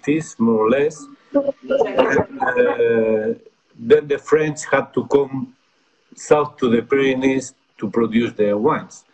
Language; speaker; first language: English; non-native, fluent; Spanish